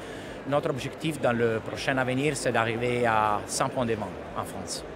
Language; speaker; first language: French; non-native, fluent; Italian